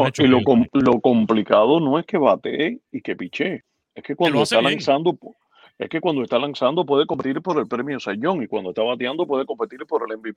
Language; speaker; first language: Spanish; native; Spanish